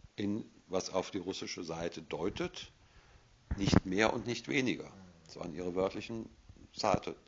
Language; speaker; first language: German; native; German